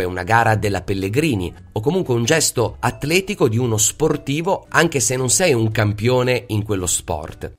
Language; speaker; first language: Italian; native; Italian